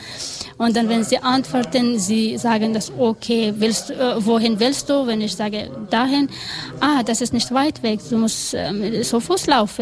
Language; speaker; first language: German; non-native, learner; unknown